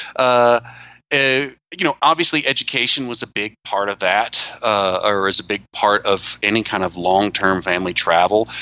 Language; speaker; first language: English; native; English